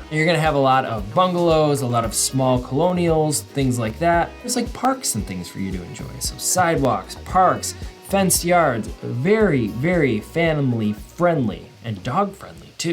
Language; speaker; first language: English; native; English